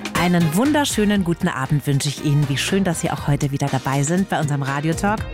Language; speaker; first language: German; native; German